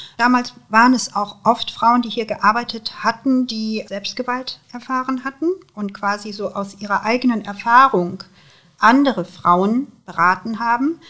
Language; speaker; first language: German; early bilingual, other home language; Serbian